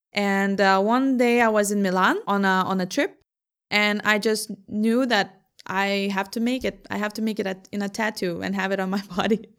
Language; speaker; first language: English; non-native, fluent; Lithuanian